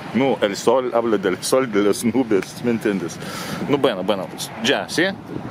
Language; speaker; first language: Spanish; non-native, learner; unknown